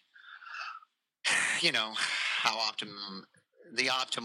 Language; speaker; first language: English; native; English